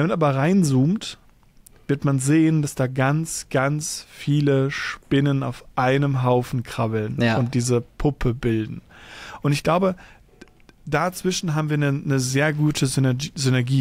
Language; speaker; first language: German; native; German